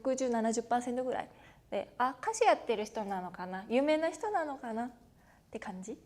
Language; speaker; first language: Japanese; native; Japanese